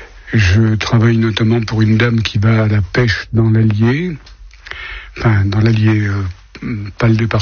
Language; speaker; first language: French; native; French